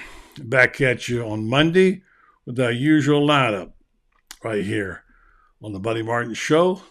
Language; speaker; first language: English; native; English